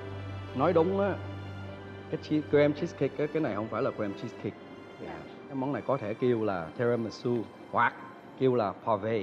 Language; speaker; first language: Vietnamese; early bilingual, heritage; Vietnamese